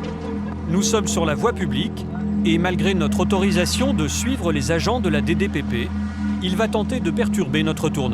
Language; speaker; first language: French; native; French